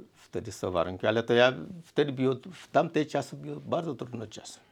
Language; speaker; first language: Polish; non-native, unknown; Swahili